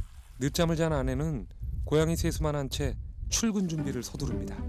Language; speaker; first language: Korean; native; Korean